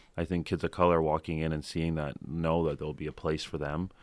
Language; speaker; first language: English; early bilingual, other home language; Ukrainian